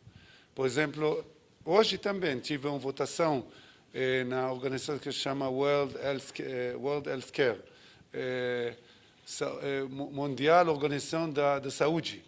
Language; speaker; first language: Portuguese; non-native, fluent; Hebrew